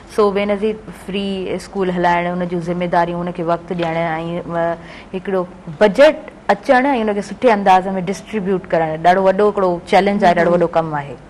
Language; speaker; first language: Sindhi; native; Sindhi